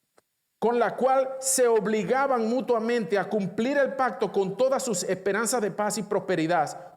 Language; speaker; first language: Spanish; native; Spanish